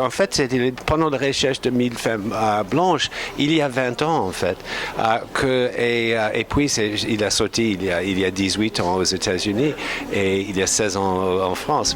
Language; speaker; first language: French; non-native, fluent; English